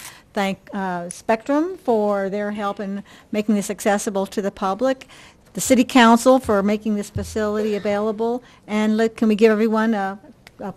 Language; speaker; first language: English; native; English